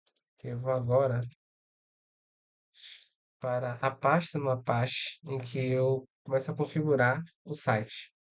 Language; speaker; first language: Portuguese; native; Portuguese